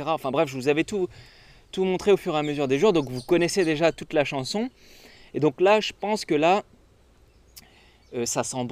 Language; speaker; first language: French; native; French